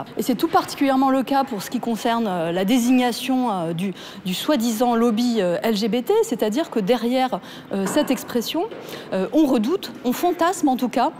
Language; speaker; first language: French; native; French